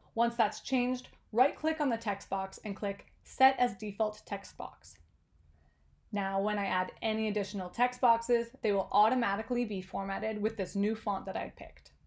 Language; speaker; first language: English; native; English